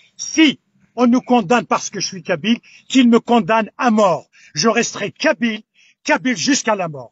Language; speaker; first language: French; non-native, local second language; Kabyle